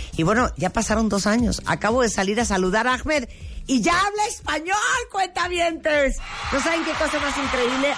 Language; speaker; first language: Spanish; native; Spanish